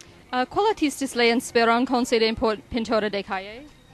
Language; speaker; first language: Spanish; non-native, learner; English